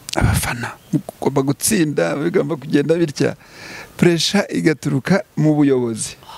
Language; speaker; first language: Kinyarwanda; native; Kinyarwanda